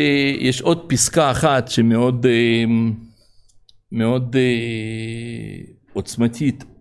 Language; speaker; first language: Hebrew; non-native, fluent; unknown